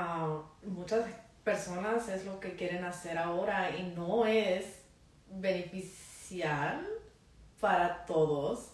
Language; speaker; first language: Spanish; early bilingual, heritage; Spanish